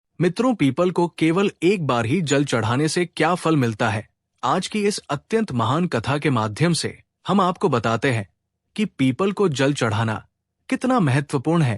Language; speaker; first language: Hindi; native; Hindi